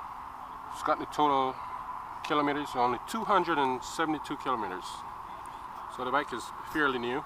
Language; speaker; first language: English; native; English